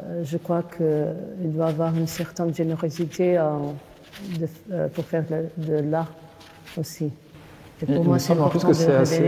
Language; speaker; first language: French; non-native, fluent; Portuguese